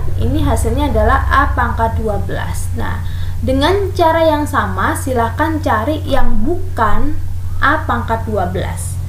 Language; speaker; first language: Indonesian; native; Indonesian